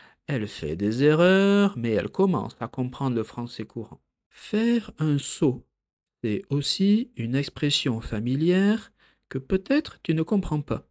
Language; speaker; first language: French; native; French